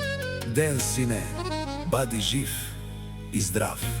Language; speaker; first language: Bulgarian; non-native, local second language; Romany